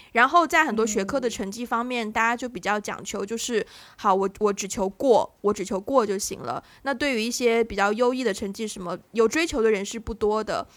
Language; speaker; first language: Chinese; native; Chinese